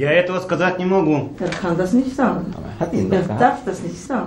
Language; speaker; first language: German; non-native, learner; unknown